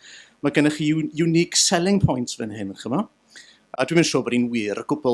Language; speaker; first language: Welsh; native; Welsh